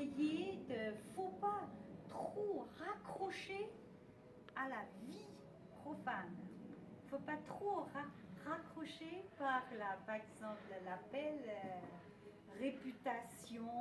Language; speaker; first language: French; non-native, fluent; Chinese